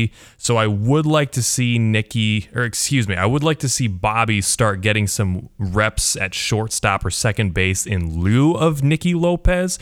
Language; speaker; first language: English; native; English